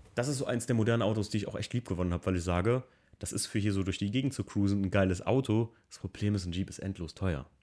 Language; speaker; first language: German; native; German